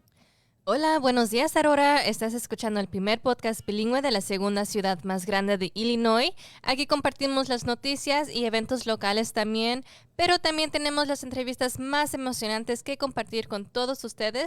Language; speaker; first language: Spanish; early bilingual, heritage; Spanish